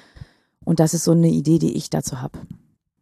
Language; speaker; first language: German; native; German